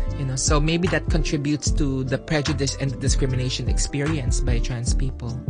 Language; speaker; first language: English; non-native, local second language; Filipino